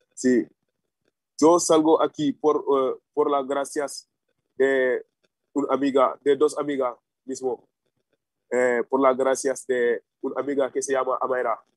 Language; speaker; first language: Spanish; non-native, learner; Wolof